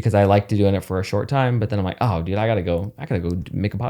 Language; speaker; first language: English; native; English